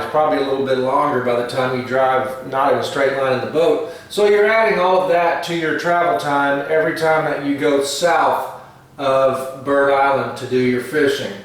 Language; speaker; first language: English; native; English